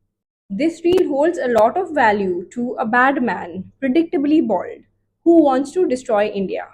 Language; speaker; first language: English; non-native, local second language; Hindi